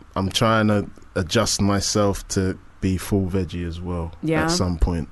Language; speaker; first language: English; native; English